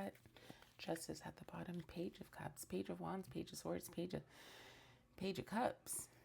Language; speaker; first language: English; native; English